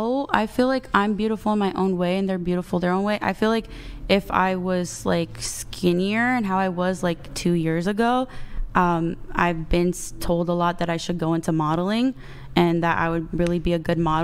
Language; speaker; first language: English; early bilingual, other home language; Portuguese